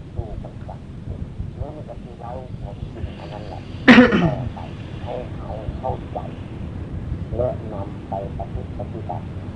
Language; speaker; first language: Thai; native; Thai